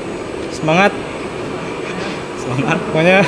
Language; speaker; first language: Indonesian; native; Indonesian